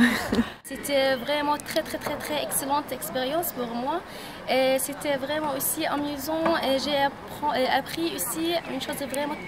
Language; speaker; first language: French; non-native, learner; Arabic